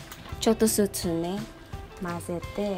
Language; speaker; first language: Japanese; non-native, fluent; Filipino